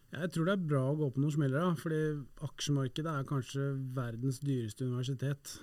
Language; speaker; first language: Norwegian; native; Norwegian